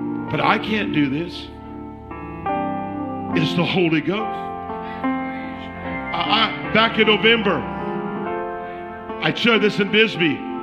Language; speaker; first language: English; native; English